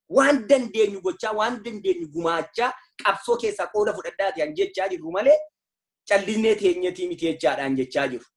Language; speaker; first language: Oromo; native; Oromo